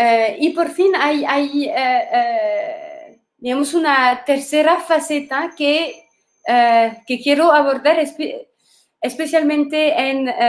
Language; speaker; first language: Spanish; non-native, fluent; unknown